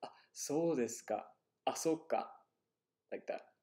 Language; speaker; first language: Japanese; non-native, fluent; English